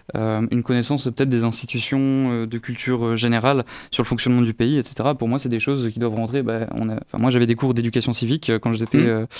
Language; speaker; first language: French; native; French